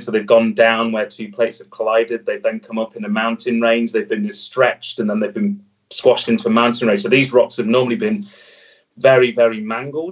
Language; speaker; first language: English; native; English